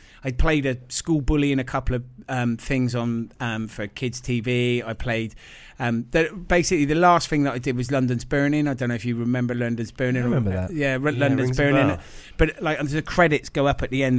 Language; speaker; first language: English; native; English